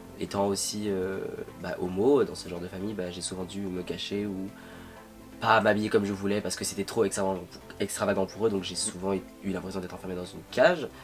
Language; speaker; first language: French; native; French